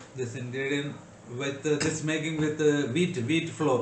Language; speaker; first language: English; non-native, learner; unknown